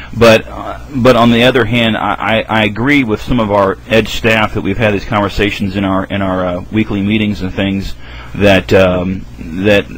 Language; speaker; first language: English; native; English